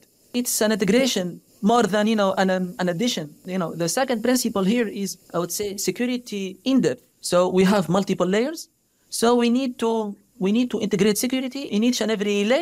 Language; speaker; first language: English; non-native, fluent; Arabic